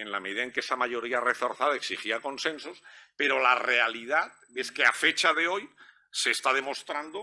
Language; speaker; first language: Spanish; native; Spanish